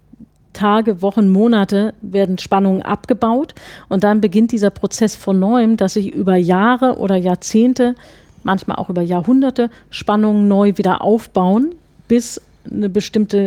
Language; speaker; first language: German; native; German